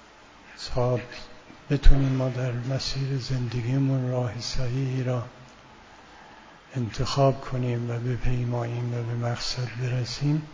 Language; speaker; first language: Persian; native; Persian